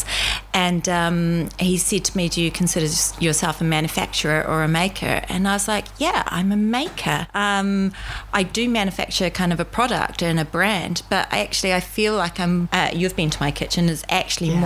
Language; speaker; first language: English; native; English